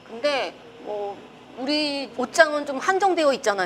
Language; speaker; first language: Korean; native; Korean